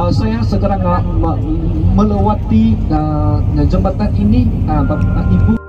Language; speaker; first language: Indonesian; non-native, learner; Vietnamese